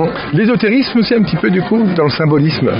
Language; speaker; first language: French; native; French